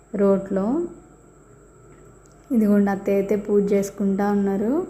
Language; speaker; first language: Telugu; native; Telugu